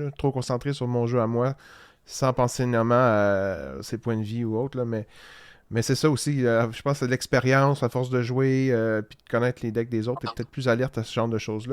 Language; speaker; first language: French; native; French